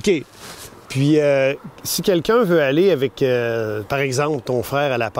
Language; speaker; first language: French; native; French